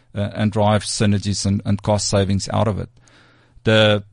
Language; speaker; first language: English; non-native, local second language; Afrikaans